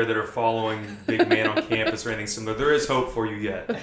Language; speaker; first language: English; native; English